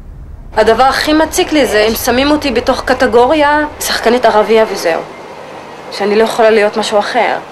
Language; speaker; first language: Hebrew; non-native, local second language; Arabic